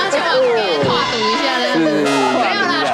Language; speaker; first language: Chinese; native; Chinese